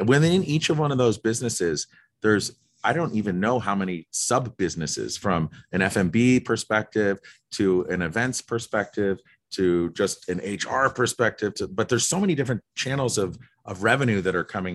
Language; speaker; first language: English; native; English